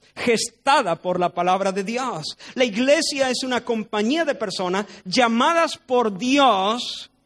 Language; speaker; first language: Spanish; native; Spanish